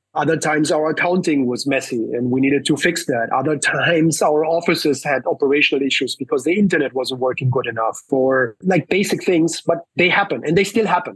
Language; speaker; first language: English; early bilingual, other home language; Spanish